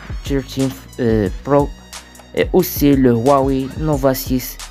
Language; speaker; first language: French; non-native, learner; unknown